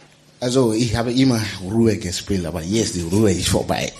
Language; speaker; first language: German; non-native, learner; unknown